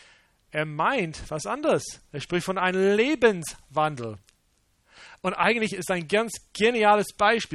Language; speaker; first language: German; non-native, fluent; English